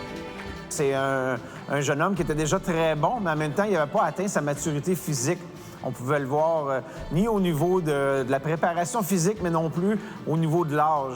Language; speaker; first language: French; native; French